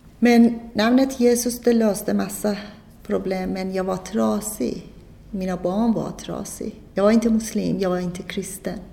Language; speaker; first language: Swedish; non-native, fluent; Persian